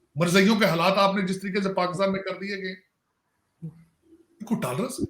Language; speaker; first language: Urdu; non-native, local second language; Punjabi